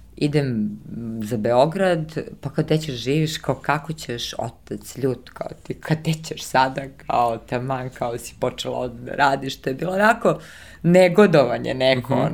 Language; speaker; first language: Serbian; early bilingual, heritage; Serbian